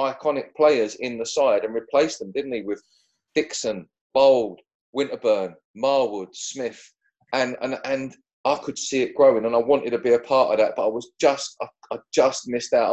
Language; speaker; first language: English; native; English